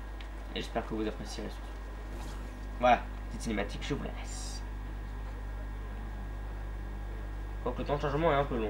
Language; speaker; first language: French; native; French